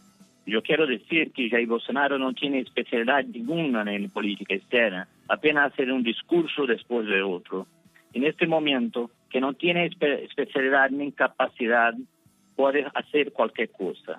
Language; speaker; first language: Spanish; non-native, fluent; Portuguese